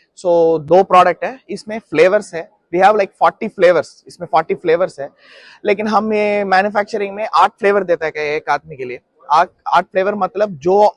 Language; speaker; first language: Hindi; non-native, local second language; Tamil